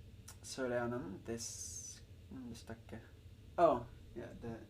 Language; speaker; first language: Japanese; non-native, learner; Spanish